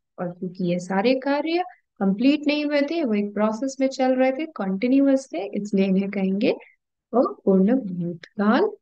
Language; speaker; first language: Hindi; native; Hindi